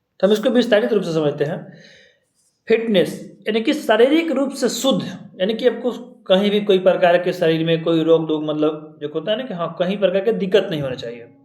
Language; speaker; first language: Hindi; native; Hindi